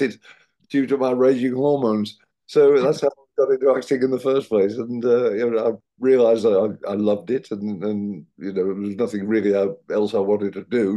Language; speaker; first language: English; native; English